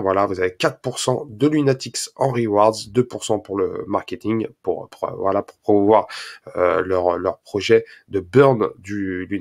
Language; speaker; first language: French; native; French